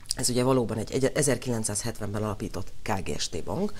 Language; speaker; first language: Hungarian; native; Hungarian